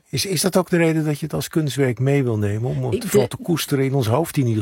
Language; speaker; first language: Dutch; native; Dutch